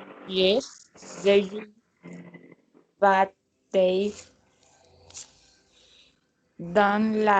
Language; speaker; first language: English; non-native, learner; Spanish